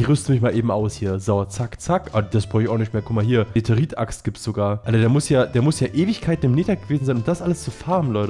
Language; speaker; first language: German; native; German